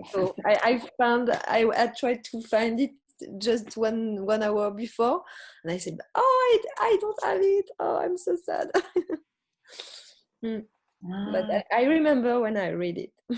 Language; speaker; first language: English; non-native, learner; French